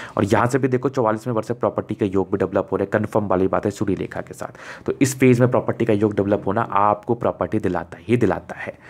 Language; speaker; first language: Hindi; native; Hindi